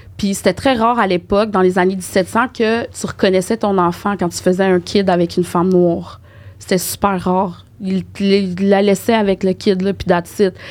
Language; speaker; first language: French; native; French